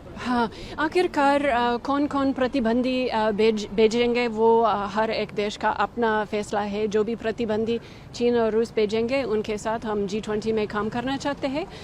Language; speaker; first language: Hindi; non-native, fluent; English